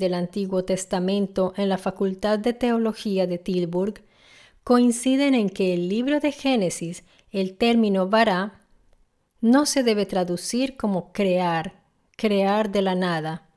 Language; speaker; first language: Spanish; non-native, fluent; Italian